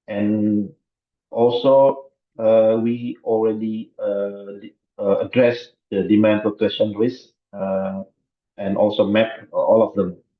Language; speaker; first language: English; non-native, fluent; Indonesian